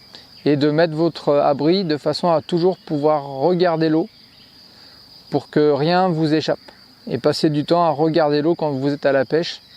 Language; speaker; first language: French; native; French